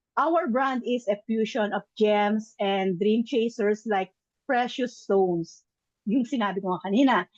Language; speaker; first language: Filipino; native; Filipino